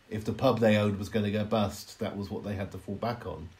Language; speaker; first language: English; native; English